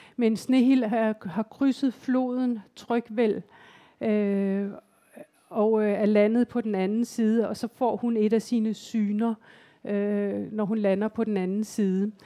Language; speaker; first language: Danish; native; Danish